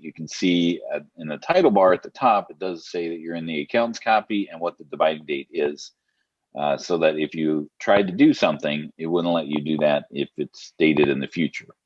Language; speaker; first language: English; native; English